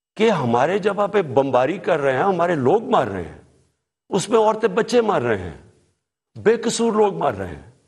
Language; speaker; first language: Urdu; native; Urdu